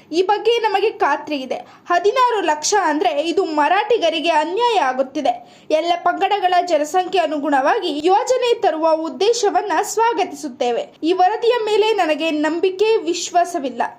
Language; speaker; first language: Kannada; native; Kannada